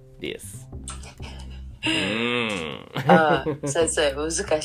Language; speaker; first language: Japanese; non-native, learner; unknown